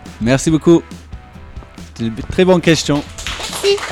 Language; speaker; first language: French; non-native, fluent; English